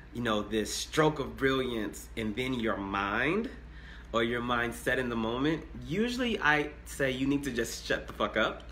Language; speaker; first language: English; native; English